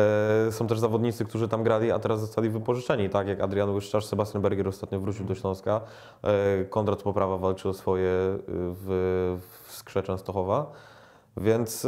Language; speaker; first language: Polish; native; Polish